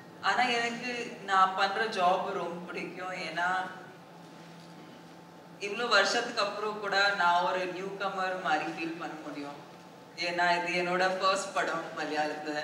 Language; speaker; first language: Tamil; non-native, fluent; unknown